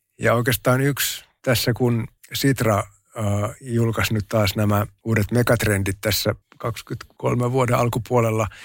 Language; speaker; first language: Finnish; native; Finnish